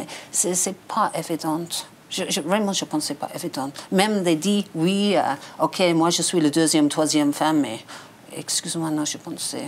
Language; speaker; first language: French; non-native, learner; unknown